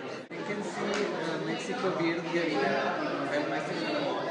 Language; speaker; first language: German; non-native, learner; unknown